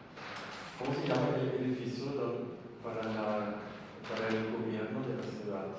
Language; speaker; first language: Spanish; non-native, learner; English